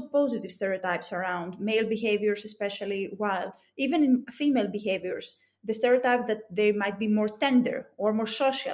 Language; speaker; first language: English; non-native, fluent; Greek